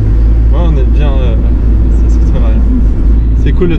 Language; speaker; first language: French; native; French